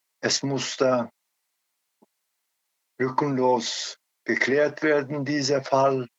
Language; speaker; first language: German; non-native, learner; Turkish